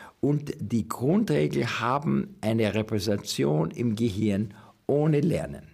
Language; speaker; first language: German; non-native, learner; English